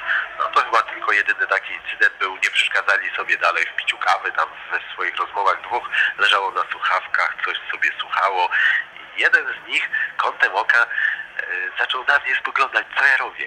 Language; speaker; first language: Polish; native; Polish